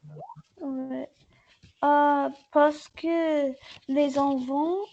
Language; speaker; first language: French; non-native, learner; English